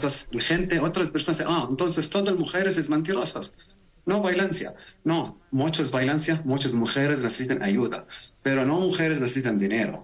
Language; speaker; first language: Spanish; non-native, learner; Arabic